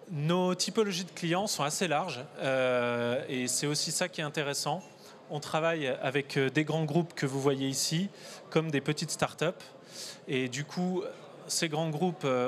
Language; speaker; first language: French; native; French